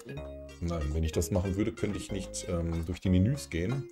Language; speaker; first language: German; native; German